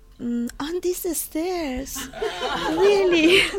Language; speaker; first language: English; non-native, learner; Persian